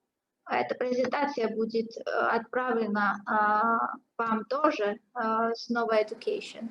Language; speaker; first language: Russian; non-native, fluent; Georgian